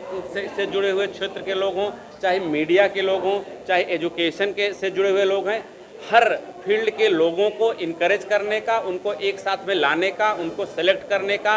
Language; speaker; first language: Hindi; native; Hindi